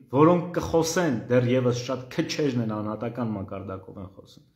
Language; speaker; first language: Armenian; native; Armenian